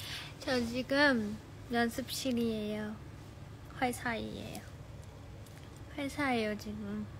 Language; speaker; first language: Korean; non-native, fluent; Chinese